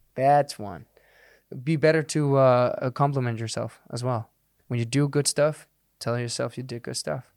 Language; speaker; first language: English; non-native, fluent; Danish